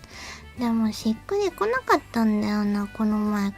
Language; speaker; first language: Japanese; native; Japanese